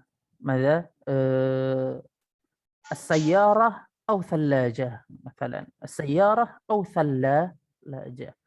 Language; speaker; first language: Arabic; non-native, fluent; Indonesian